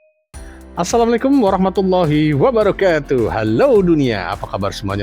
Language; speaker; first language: Indonesian; native; Indonesian